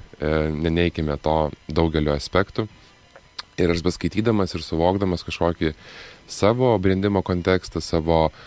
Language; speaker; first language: Lithuanian; native; Lithuanian